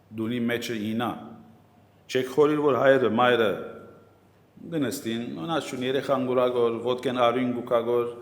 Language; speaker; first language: Armenian; native; Armenian